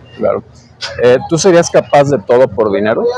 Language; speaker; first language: Spanish; native; Spanish